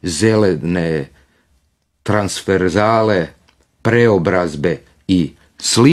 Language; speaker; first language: Croatian; native; Croatian